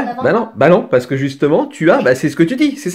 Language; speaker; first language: French; native; French